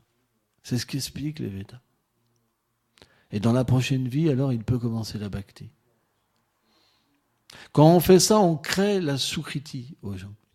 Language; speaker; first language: French; native; French